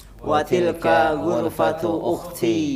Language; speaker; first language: Arabic; non-native, learner; Indonesian